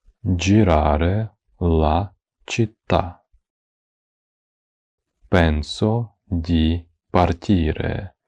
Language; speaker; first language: Italian; non-native, fluent; Ukrainian